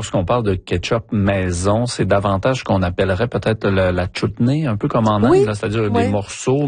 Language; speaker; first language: French; native; French